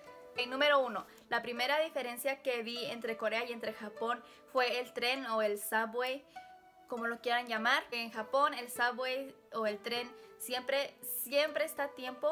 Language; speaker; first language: Spanish; early bilingual, heritage; Spanish